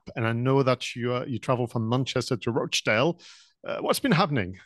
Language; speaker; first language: English; non-native, fluent; French